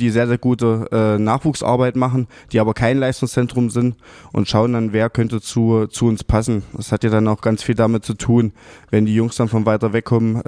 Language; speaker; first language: German; native; German